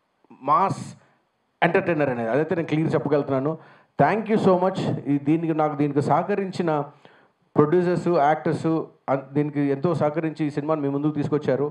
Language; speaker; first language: Telugu; native; Telugu